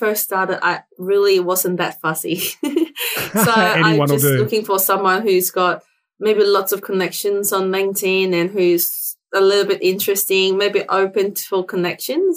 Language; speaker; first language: English; non-native, local second language; Cantonese